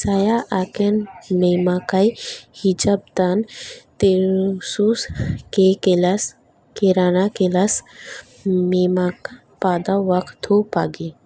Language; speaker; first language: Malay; non-native, learner; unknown